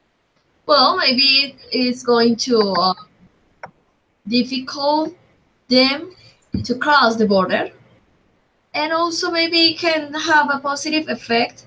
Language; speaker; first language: English; non-native, fluent; Spanish